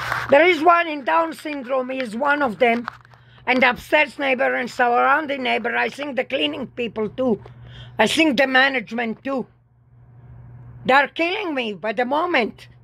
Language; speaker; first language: English; non-native, fluent; Hebrew